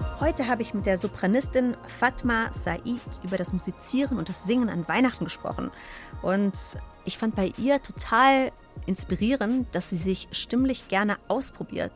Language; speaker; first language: German; native; German